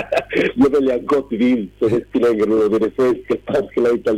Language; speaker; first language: Swedish; non-native, fluent; Spanish